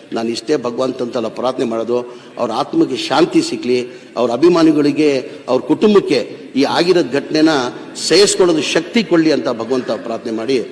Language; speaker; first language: Kannada; non-native, local second language; Urdu